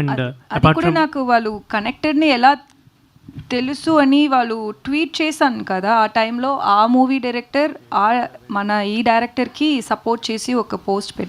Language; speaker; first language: Telugu; non-native, fluent; Tamil